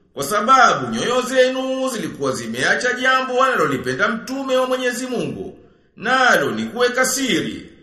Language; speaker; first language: Swahili; native; Swahili